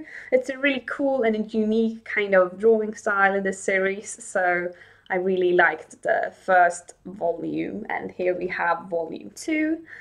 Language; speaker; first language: English; non-native, fluent; Swedish